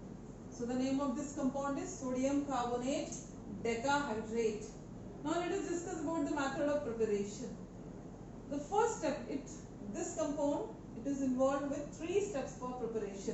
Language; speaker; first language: English; non-native, local second language; Hindi